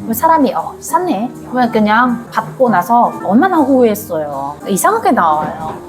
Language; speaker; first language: Korean; non-native, learner; Vietnamese